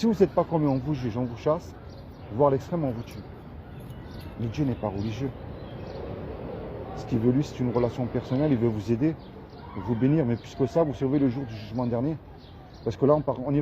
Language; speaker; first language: French; native; French